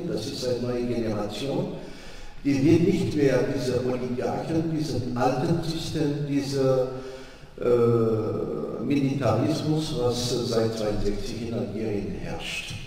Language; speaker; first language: German; non-native, fluent; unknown